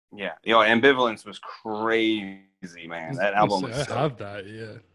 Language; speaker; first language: English; native; English